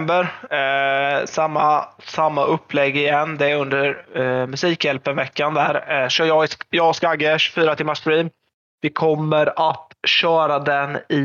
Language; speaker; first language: Swedish; native; Swedish